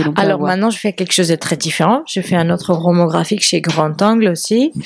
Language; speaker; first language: French; non-native, fluent; Spanish